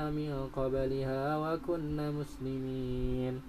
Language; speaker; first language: Arabic; non-native, learner; Indonesian